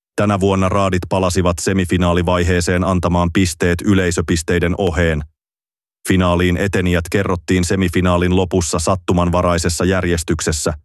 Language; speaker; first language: Finnish; native; Finnish